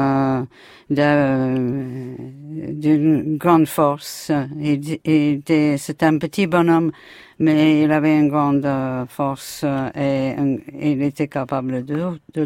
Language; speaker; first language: French; non-native, fluent; English